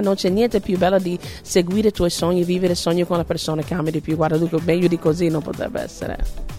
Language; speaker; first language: Italian; non-native, fluent; English